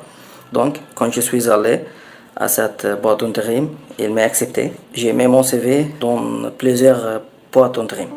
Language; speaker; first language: French; non-native, learner; Arabic